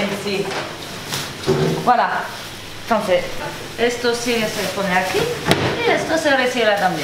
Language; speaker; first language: Spanish; non-native, learner; French